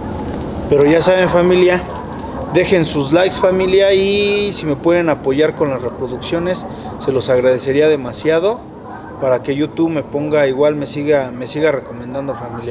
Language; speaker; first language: Spanish; native; Spanish